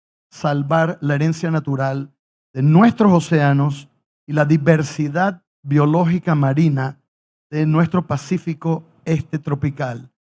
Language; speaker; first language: Spanish; native; Spanish